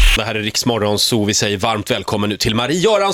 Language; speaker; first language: Swedish; native; Swedish